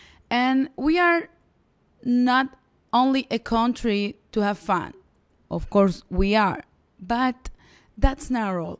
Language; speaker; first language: English; non-native, fluent; Spanish